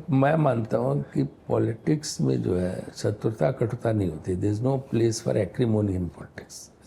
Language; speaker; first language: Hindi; native; Hindi